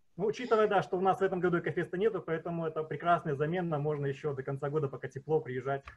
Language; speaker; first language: Russian; native; Russian